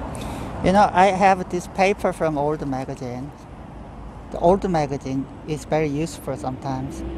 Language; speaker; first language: English; non-native, fluent; Korean